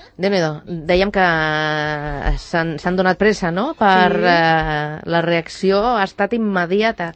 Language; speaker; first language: Catalan; native; Catalan